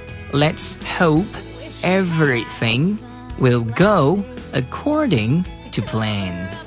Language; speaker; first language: English; non-native, fluent; Chinese